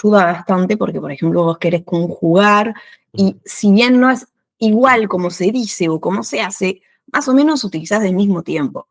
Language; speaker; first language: Spanish; non-native, fluent; French